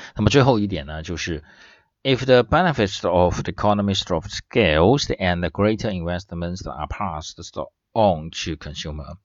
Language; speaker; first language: English; non-native, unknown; Chinese